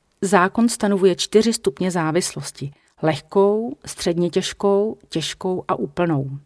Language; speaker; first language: Czech; native; Czech